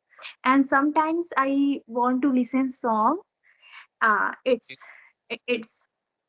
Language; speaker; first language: English; non-native, learner; Odia